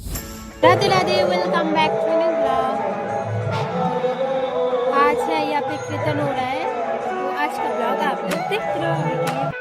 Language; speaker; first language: Hindi; non-native, local second language; Bangla